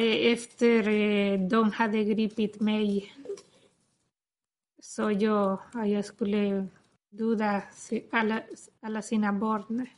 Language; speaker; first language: Swedish; non-native, learner; Spanish